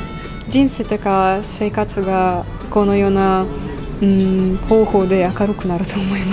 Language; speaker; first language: Japanese; non-native, fluent; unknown